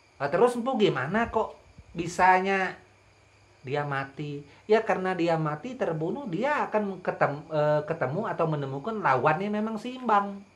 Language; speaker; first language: Indonesian; non-native, local second language; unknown